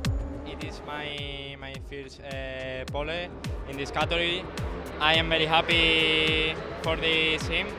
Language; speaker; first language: English; non-native, learner; Spanish